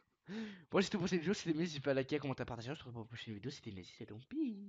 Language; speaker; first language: French; native; French